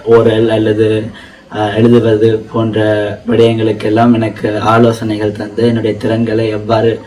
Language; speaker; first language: Tamil; early bilingual, heritage; Tamil